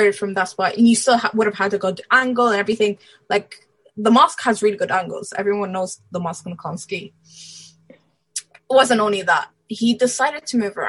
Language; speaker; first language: English; native; English